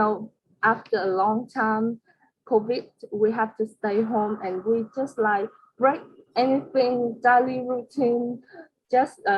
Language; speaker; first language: English; non-native, learner; Vietnamese